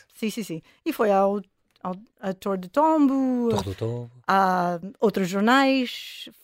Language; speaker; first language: Portuguese; non-native, fluent; English